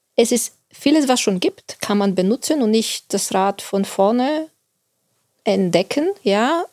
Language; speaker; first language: German; non-native, fluent; Bulgarian